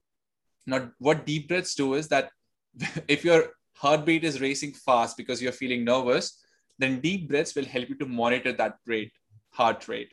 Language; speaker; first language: English; non-native, local second language; Hindi